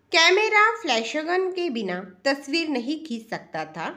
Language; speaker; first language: Hindi; non-native, local second language; Marathi